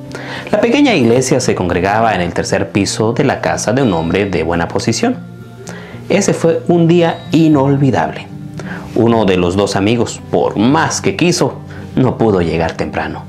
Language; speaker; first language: Spanish; native; Spanish